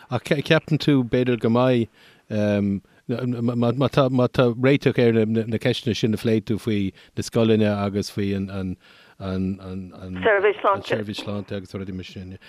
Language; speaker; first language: Irish; non-native, local second language; English